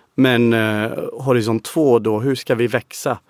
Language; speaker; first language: Swedish; non-native, fluent; English